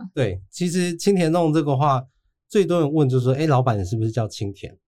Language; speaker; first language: Chinese; native; Chinese